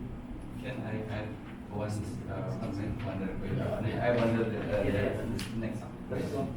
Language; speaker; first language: English; non-native, learner; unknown